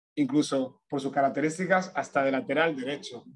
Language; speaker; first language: Spanish; native; Spanish